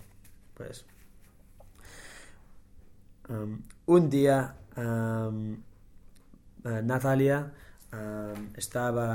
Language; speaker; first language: Spanish; non-native, learner; English